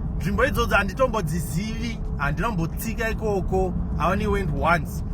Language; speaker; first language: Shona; non-native, local second language; English